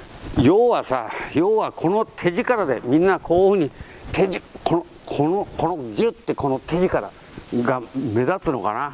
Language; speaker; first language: Japanese; native; Japanese